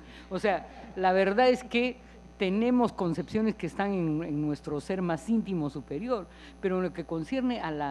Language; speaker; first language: Spanish; native; Spanish